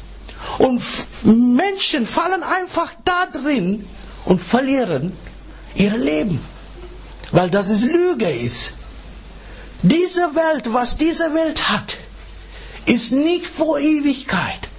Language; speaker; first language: German; non-native, fluent; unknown